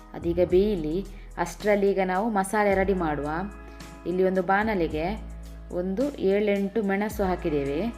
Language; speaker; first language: Kannada; native; Kannada